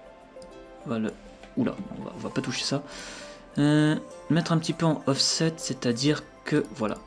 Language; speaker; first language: French; native; French